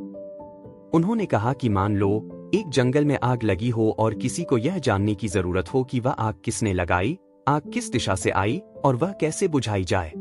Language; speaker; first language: Hindi; native; Hindi